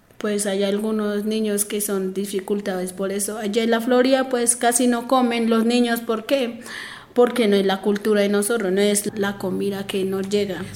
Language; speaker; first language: Spanish; non-native, local second language; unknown